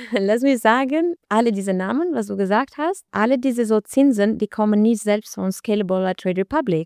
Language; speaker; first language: German; non-native, learner; Albanian